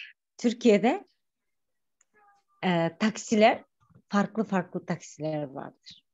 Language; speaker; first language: Turkish; non-native, fluent; Kyrgyz